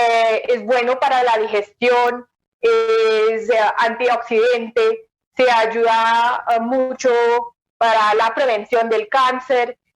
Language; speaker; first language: Spanish; non-native, fluent; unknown